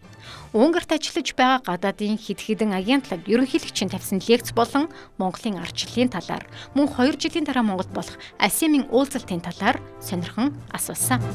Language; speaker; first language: Mongolian; native; Mongolian